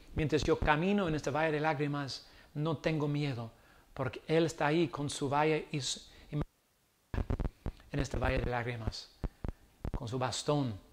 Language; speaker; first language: Spanish; non-native, learner; English